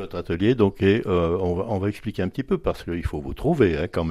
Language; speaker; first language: French; native; French